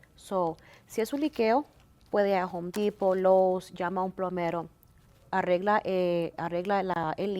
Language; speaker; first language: Spanish; early bilingual, heritage; Spanish